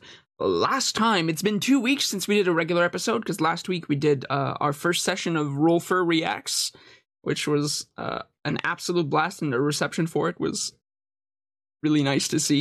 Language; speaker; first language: English; native; English